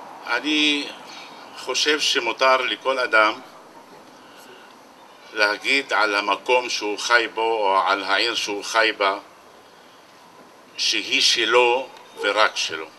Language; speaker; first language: Hebrew; non-native, local second language; Arabic